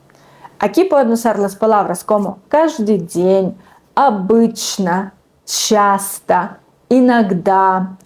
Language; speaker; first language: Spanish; non-native, fluent; Russian